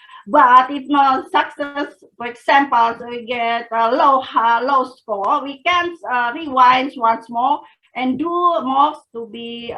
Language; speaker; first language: English; non-native, fluent; Indonesian